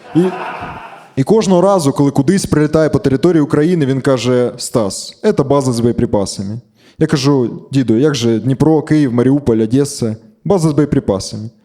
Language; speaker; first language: Ukrainian; native; Ukrainian